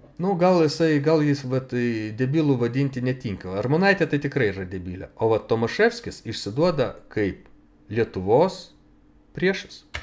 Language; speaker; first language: Lithuanian; native; Lithuanian